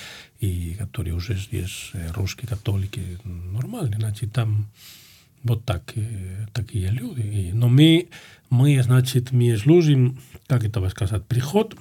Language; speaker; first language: Russian; non-native, fluent; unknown